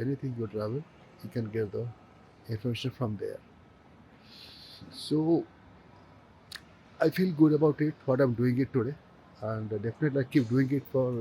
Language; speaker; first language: English; non-native, local second language; Hindi